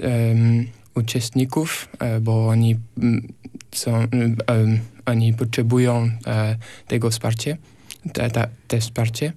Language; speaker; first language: Polish; non-native, learner; French